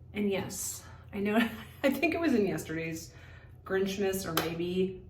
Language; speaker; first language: English; native; English